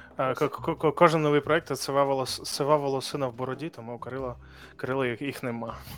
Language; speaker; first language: Ukrainian; native; Ukrainian